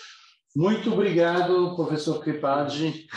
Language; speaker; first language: Portuguese; non-native, fluent; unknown